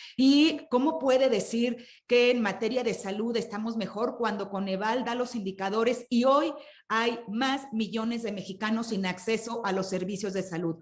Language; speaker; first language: Spanish; native; Spanish